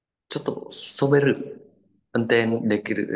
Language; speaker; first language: Japanese; non-native, learner; Vietnamese